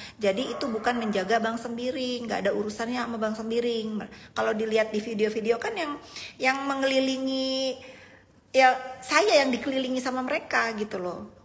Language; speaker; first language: Indonesian; native; Indonesian